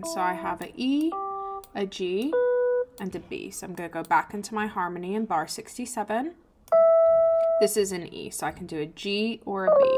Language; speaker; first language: English; native; English